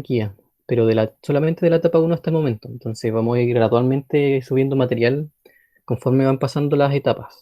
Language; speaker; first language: Spanish; native; Spanish